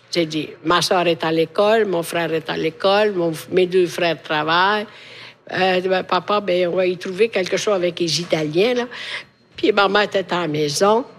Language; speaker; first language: French; non-native, fluent; Italian